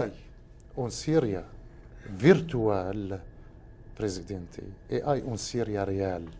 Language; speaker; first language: Spanish; non-native, fluent; Arabic